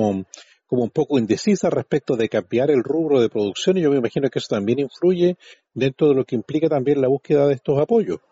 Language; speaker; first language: Spanish; native; Spanish